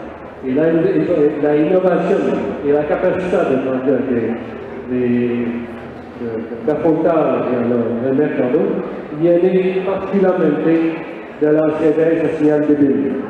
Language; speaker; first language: Spanish; non-native, learner; French